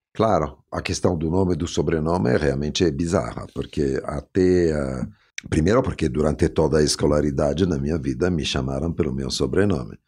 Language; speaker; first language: Portuguese; non-native, fluent; Italian